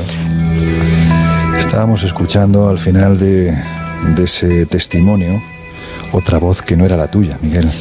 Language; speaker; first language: Spanish; native; Spanish